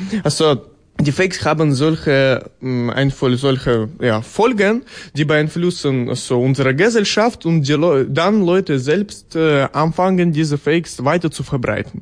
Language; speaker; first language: German; non-native, learner; Ukrainian